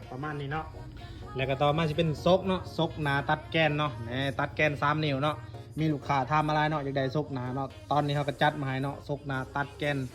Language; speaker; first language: Thai; non-native, local second language; Lao